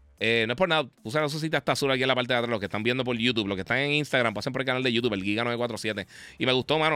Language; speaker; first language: Spanish; native; Spanish